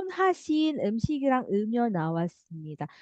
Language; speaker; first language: Korean; non-native, fluent; Indonesian